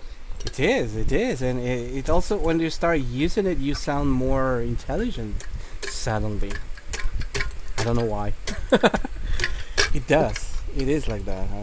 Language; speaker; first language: English; non-native, fluent; Spanish